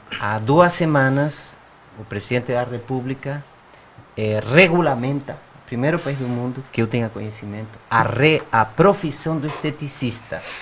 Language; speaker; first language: Portuguese; non-native, fluent; Spanish